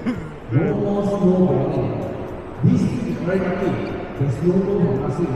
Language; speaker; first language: English; non-native, local second language; Chinese